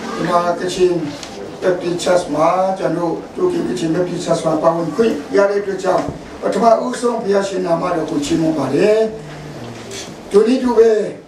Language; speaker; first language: Burmese; non-native, local second language; Kachin